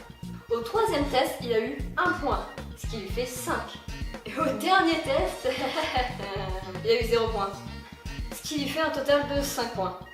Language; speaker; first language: French; native; French